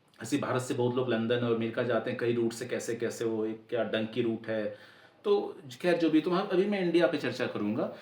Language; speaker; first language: Hindi; native; Hindi